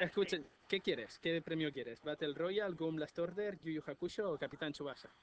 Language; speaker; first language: Spanish; native; Spanish